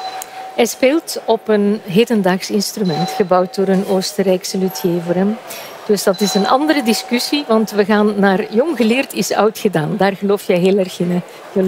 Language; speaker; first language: Dutch; native; Dutch